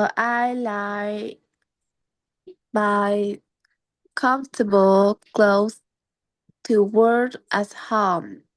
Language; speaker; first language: English; non-native, learner; Vietnamese